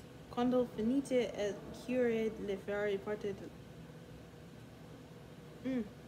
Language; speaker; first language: Italian; non-native, learner; English